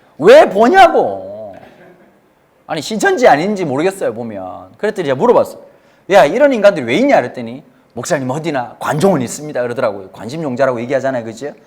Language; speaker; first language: Korean; native; Korean